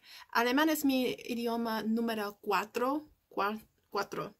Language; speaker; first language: Spanish; non-native, learner; English